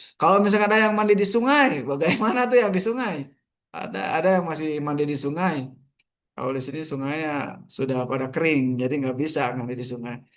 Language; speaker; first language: Indonesian; non-native, local second language; Sundanese